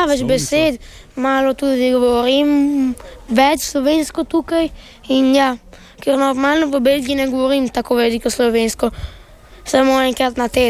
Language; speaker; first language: Slovenian; early bilingual, heritage; Slovenian